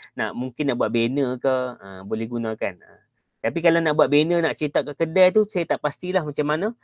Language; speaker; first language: Malay; native; Malay